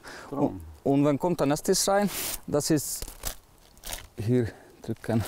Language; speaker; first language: German; non-native, learner; Hungarian